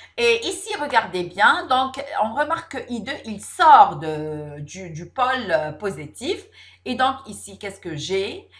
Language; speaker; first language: French; non-native, local second language; Arabic